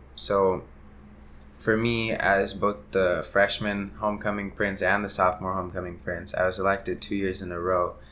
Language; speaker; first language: English; early bilingual, other home language; Hindi